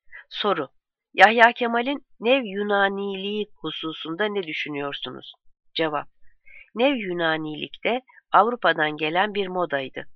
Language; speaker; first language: Turkish; native; Turkish